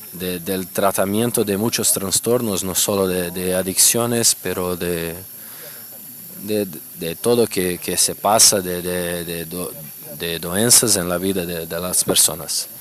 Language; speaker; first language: Spanish; non-native, fluent; Portuguese